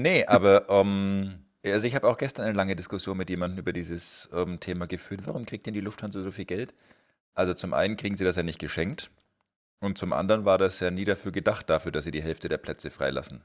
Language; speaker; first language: German; native; German